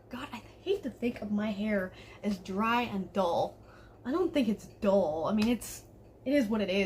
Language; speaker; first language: English; native; English